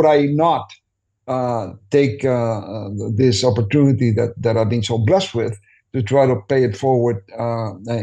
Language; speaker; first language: English; non-native, fluent; Spanish